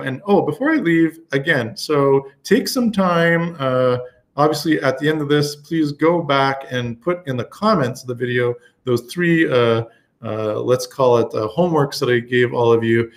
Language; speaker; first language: English; native; English